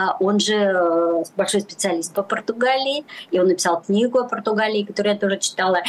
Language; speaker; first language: Russian; native; Russian